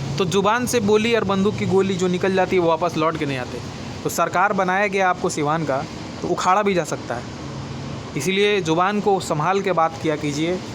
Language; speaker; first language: Hindi; native; Hindi